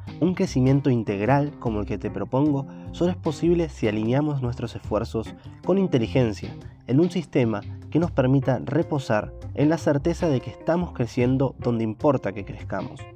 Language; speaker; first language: Spanish; native; Spanish